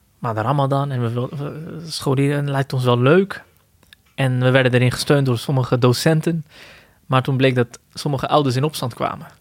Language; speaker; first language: Dutch; early bilingual, other home language; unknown